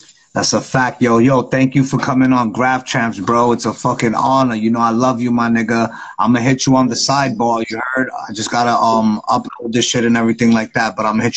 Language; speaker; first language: English; native; English